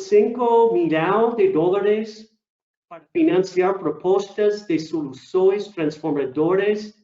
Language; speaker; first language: Portuguese; non-native, fluent; English